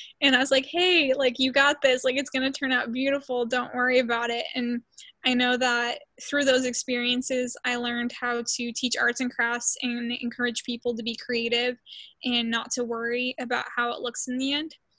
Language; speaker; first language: English; early bilingual, other home language; Spanish